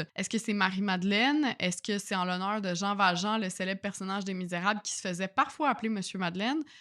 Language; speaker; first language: French; native; French